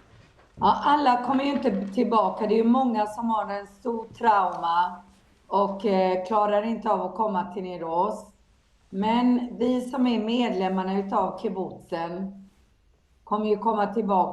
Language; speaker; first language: Swedish; non-native, fluent; Hebrew